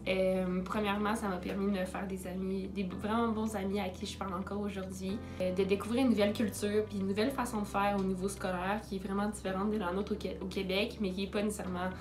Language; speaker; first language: French; native; French